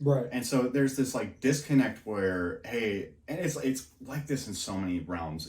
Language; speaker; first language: English; native; English